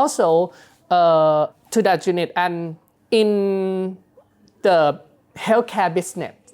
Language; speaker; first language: English; non-native, learner; Thai